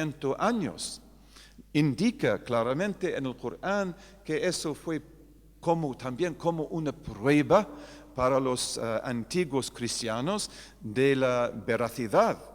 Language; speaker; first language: Spanish; non-native, fluent; English